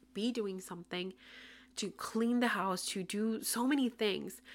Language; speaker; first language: English; non-native, fluent; Spanish